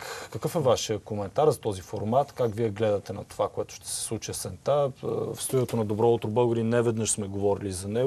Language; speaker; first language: Bulgarian; native; Bulgarian